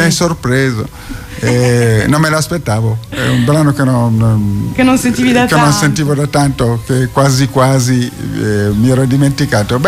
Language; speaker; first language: Italian; non-native, fluent; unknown